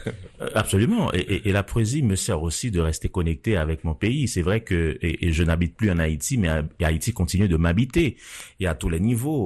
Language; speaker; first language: French; non-native, local second language; Haitian Creole